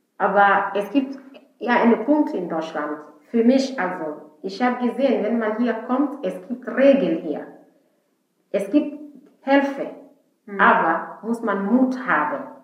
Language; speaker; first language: German; non-native, learner; Fula